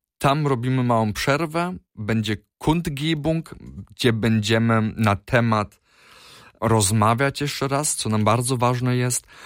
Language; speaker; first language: Polish; early bilingual, heritage; Polish